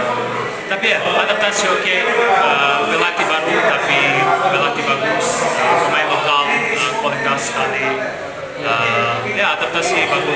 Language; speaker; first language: Indonesian; non-native, learner; Bosnian